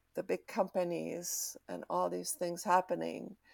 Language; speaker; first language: English; non-native, fluent; Czech